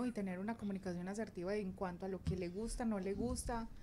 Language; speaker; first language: Spanish; native; Spanish